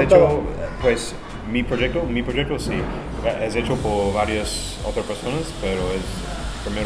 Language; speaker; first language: Spanish; non-native, fluent; English